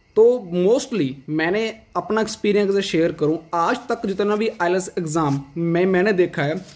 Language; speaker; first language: Hindi; non-native, local second language; Punjabi